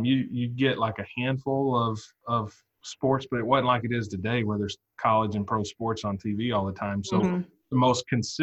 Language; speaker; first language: English; native; English